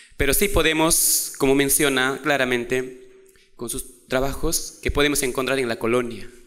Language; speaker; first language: Spanish; non-native, local second language; Quechua